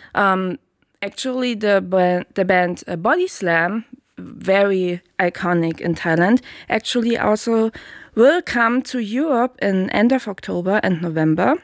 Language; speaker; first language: English; non-native, fluent; German